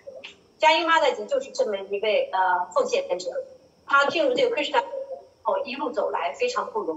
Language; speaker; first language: Chinese; native; Chinese